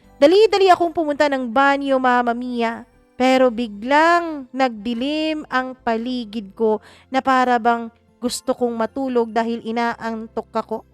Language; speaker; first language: Filipino; non-native, local second language; Cebuano